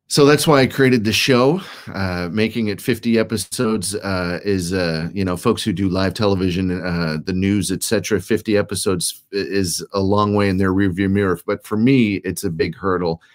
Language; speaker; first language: English; native; English